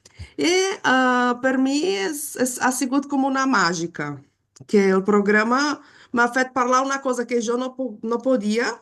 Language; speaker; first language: Catalan; non-native, fluent; Portuguese